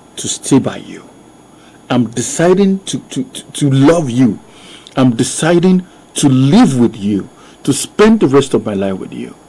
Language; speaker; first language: English; non-native, local second language; Yoruba